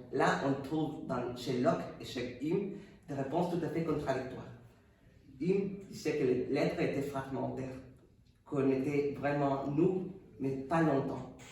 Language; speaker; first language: French; non-native, fluent; Spanish